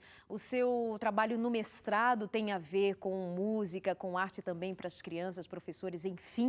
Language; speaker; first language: Portuguese; native; Portuguese